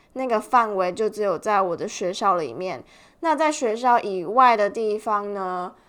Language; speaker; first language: Chinese; native; Chinese